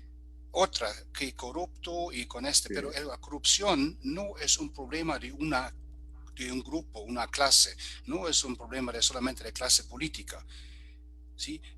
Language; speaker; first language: Spanish; non-native, fluent; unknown